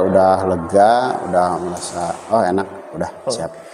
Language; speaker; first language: Indonesian; native; Indonesian